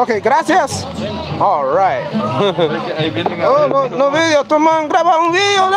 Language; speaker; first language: Spanish; non-native, learner; English